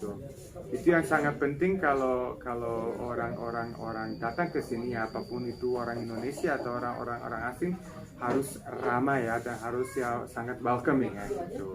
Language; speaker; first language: Indonesian; non-native, fluent; Serbian